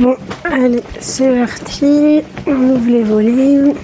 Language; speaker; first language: French; native; French